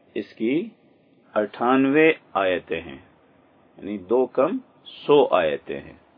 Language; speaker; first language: Urdu; native; Urdu